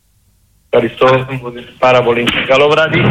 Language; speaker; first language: Greek; non-native, learner; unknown